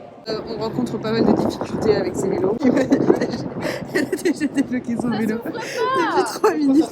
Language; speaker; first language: French; native; French